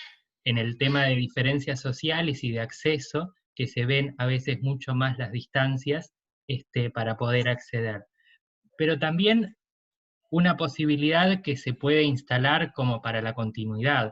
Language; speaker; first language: Spanish; native; Spanish